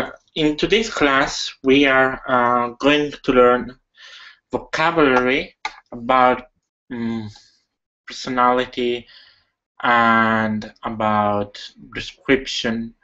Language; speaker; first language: English; non-native, fluent; Italian